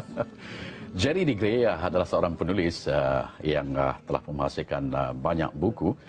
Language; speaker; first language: Malay; native; Malay